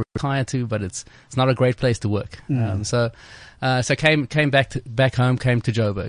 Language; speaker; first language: English; native; English